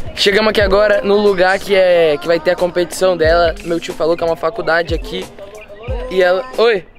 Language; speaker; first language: Portuguese; early bilingual, heritage; Portuguese